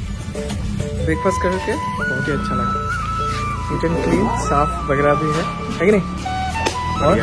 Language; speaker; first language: Hindi; non-native, local second language; Assamese